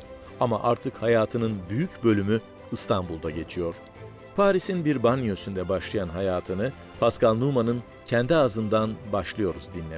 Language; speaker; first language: Turkish; native; Turkish